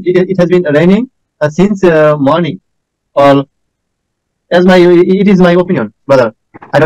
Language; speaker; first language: English; non-native, learner; Bangla